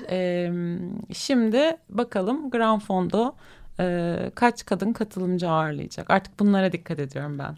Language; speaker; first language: Turkish; native; Turkish